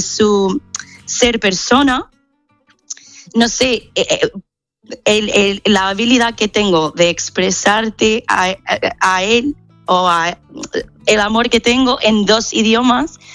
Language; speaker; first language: Spanish; non-native, fluent; English